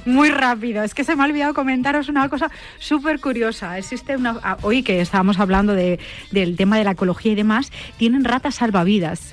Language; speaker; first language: Spanish; native; Spanish